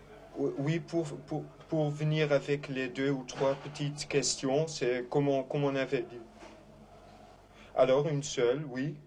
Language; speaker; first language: French; non-native, fluent; Dutch